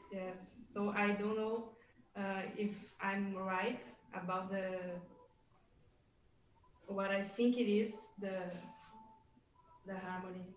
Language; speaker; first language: English; non-native, learner; Portuguese